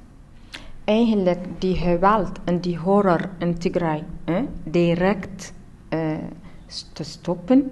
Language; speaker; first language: Dutch; non-native, learner; Tigrinya